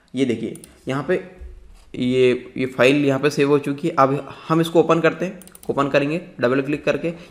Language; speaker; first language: Hindi; native; Hindi